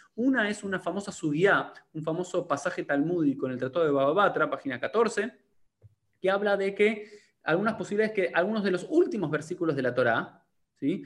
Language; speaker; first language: Spanish; native; Spanish